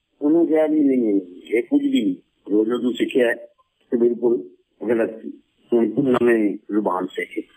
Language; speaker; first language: Punjabi; native; Punjabi